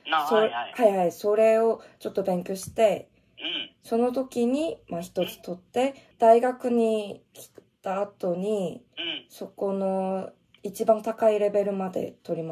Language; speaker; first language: Japanese; non-native, fluent; Korean